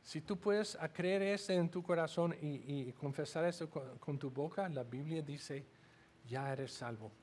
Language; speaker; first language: Spanish; non-native, learner; English